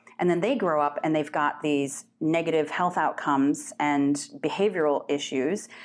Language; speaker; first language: English; native; English